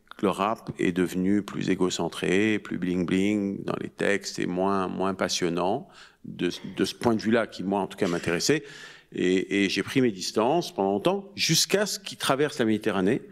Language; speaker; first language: French; native; French